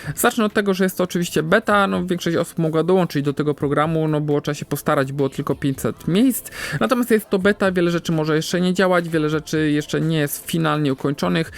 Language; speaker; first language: Polish; native; Polish